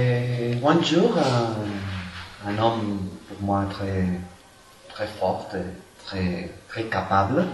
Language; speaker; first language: French; non-native, fluent; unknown